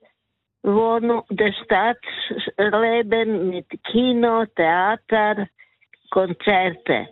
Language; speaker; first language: German; non-native, learner; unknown